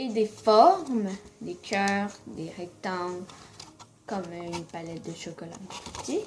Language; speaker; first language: French; native; French